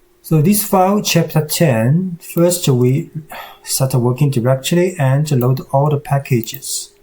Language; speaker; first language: English; non-native, fluent; Chinese